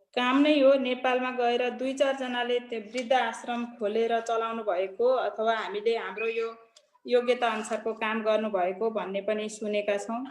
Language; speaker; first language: Nepali; native; Nepali